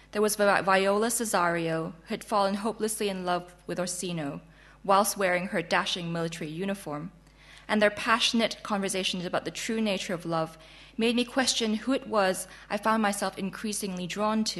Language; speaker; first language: English; non-native, local second language; Chinese